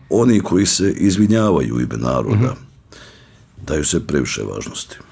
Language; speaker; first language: Croatian; native; Croatian